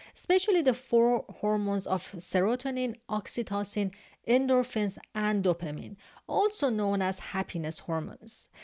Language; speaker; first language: English; non-native, fluent; Persian